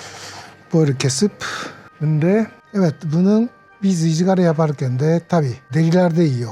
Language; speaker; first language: Turkish; non-native, learner; Japanese